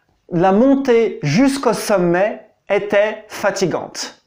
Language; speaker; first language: French; native; French